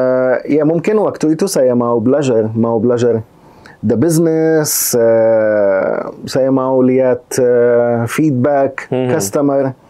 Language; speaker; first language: Indonesian; non-native, fluent; Arabic